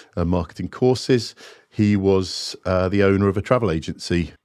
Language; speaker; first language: English; native; English